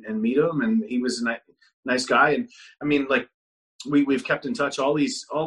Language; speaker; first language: English; native; English